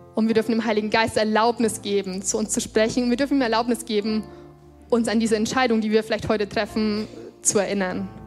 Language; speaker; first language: German; native; German